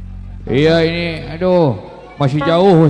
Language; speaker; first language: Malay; non-native, local second language; Sundanese